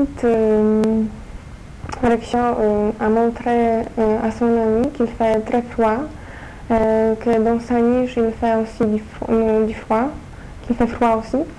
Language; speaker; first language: French; non-native, fluent; Polish